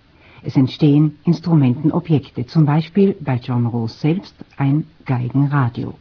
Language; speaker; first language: German; native; German